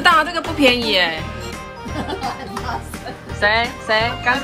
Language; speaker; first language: Chinese; native; Chinese